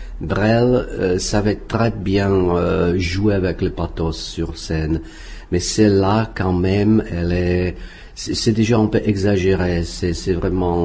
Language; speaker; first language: French; non-native, fluent; Czech